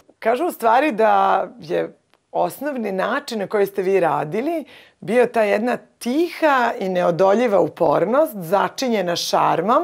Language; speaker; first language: Serbian; native; Serbian